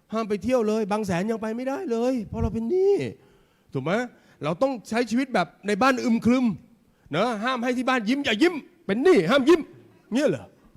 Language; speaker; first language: Thai; native; Thai